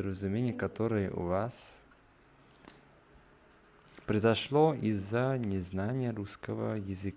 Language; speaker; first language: Russian; non-native, learner; Hungarian